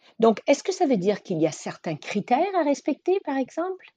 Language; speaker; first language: French; native; French